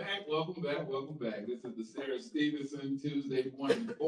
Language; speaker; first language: English; native; English